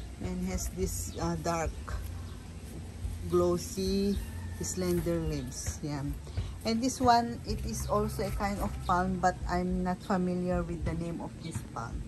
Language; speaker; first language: English; non-native, local second language; Filipino